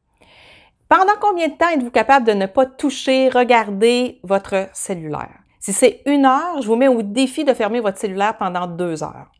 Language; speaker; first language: French; native; French